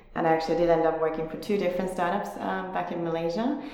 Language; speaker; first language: English; non-native, fluent; Finnish